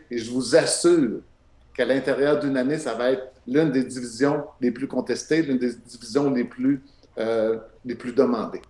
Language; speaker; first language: French; native; French